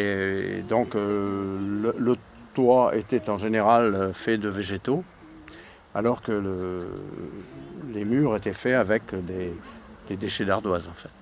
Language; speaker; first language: French; native; French